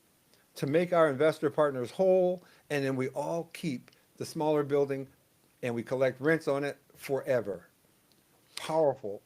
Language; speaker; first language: English; native; English